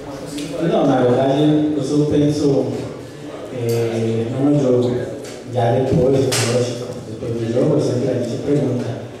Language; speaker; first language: Portuguese; non-native, fluent; Spanish